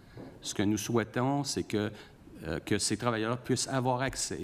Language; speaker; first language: French; native; French